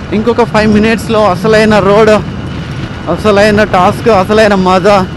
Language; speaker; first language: Telugu; non-native, local second language; Gondi